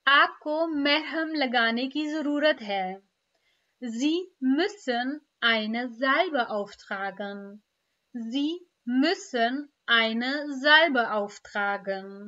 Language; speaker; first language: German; non-native, fluent; Urdu